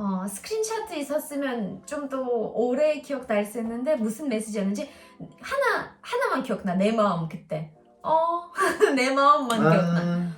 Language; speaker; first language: Korean; non-native, learner; Russian